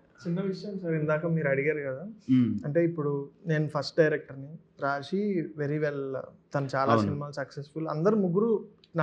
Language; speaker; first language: Telugu; native; Telugu